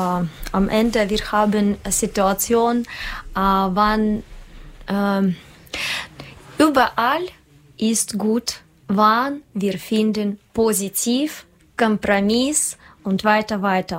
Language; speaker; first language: German; non-native, learner; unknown